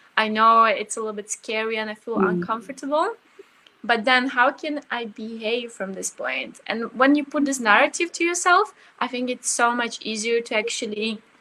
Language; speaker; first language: English; early bilingual, other home language; Ukrainian